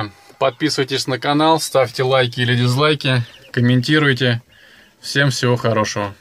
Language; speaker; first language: Russian; native; Russian